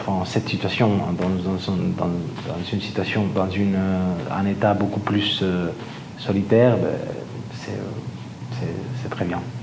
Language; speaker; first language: French; non-native, fluent; Spanish